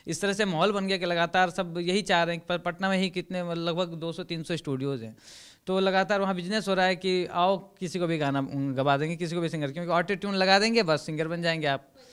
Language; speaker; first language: Hindi; native; Hindi